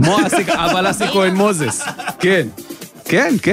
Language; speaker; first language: Hebrew; native; Hebrew